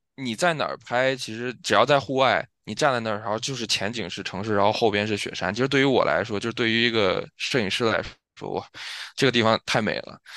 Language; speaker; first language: Chinese; native; Chinese